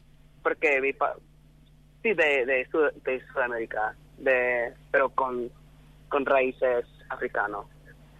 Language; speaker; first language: Spanish; non-native, fluent; English